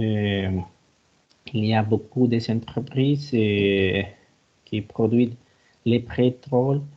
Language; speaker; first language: French; non-native, learner; Spanish